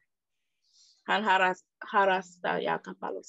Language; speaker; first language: Finnish; non-native, learner; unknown